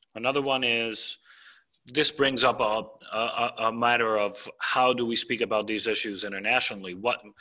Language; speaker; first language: English; non-native, fluent; Greek